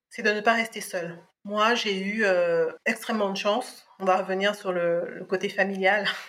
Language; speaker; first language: French; early bilingual, other home language; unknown